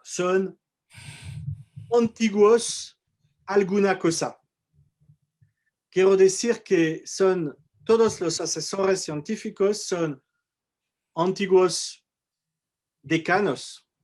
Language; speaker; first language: Spanish; non-native, fluent; French